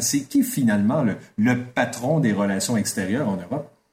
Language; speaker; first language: French; native; French